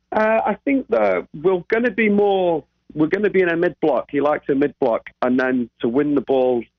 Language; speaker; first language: English; native; English